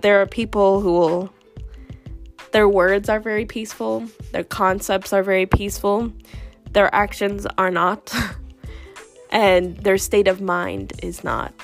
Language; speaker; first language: English; native; English